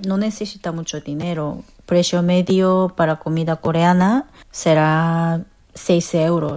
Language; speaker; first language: Spanish; non-native, fluent; Korean